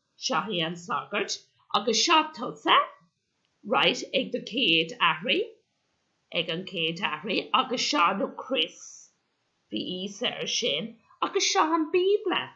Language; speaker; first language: Irish; non-native, local second language; English